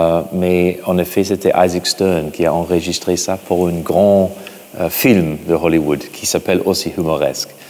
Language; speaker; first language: French; non-native, fluent; English